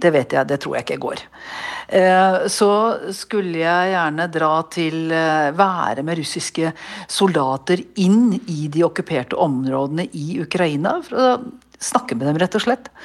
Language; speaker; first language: Norwegian; native; Norwegian